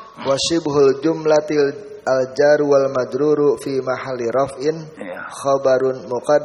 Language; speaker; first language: Arabic; non-native, learner; Indonesian